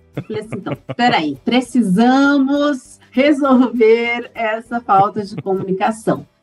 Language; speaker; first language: Portuguese; native; Portuguese